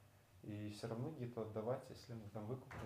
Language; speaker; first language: Russian; native; Russian